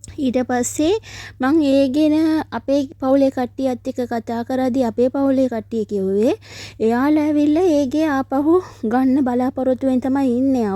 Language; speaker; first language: Sinhala; non-native, local second language; Tamil